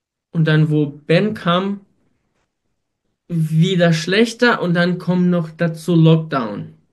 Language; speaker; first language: German; non-native, fluent; Ukrainian